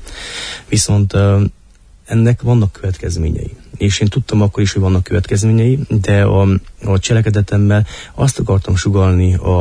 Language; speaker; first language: Hungarian; native; Hungarian